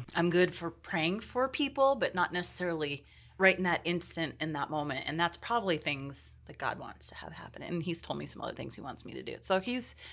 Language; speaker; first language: English; native; English